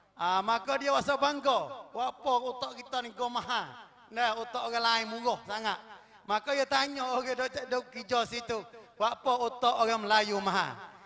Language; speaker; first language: Malay; native; Malay